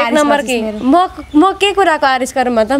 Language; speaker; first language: Nepali; native; Nepali